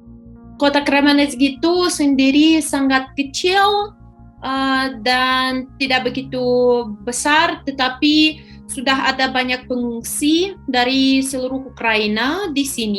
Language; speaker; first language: Indonesian; non-native, fluent; Ukrainian